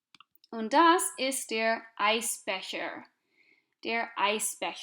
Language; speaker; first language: German; non-native, fluent; English